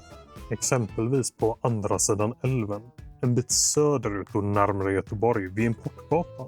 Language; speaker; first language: Swedish; native; Swedish